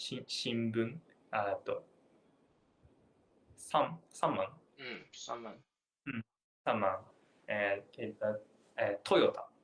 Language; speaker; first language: Cantonese; non-native, learner; Japanese